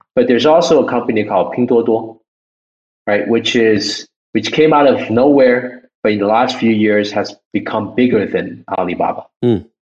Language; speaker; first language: English; early bilingual, other home language; Chinese